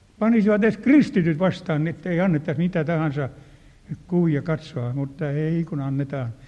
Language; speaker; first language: Finnish; native; Finnish